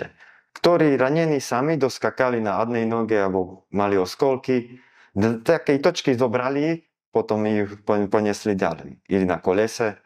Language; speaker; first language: Russian; non-native, learner; Slovak